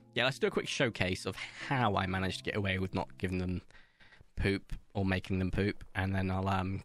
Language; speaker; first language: English; native; English